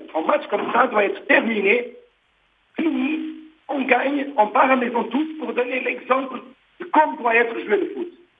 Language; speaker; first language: French; non-native, learner; Portuguese